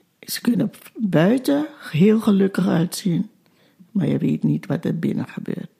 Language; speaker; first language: Dutch; native; Dutch